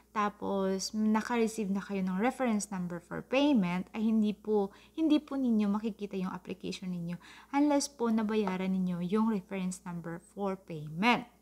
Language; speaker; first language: Filipino; non-native, local second language; Cebuano